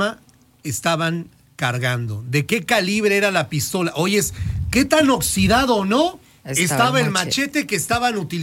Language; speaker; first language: Spanish; native; Spanish